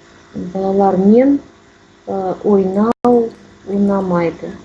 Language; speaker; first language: Kazakh; non-native, learner; Russian